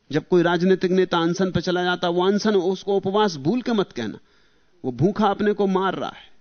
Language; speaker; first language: Hindi; native; Hindi